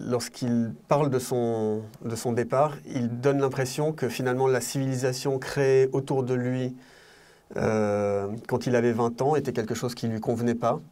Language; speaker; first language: French; native; French